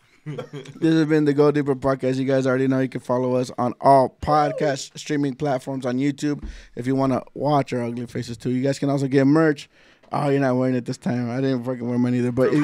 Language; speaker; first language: English; early bilingual, other home language; Spanish